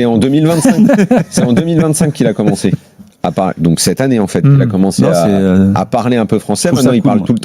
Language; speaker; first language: French; native; French